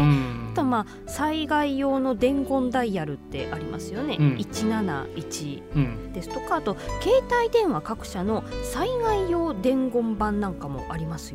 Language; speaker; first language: Japanese; native; Japanese